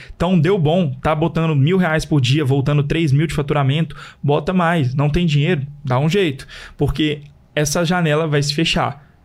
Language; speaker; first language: Portuguese; native; Portuguese